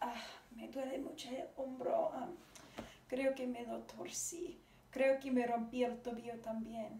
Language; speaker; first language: Spanish; non-native, learner; English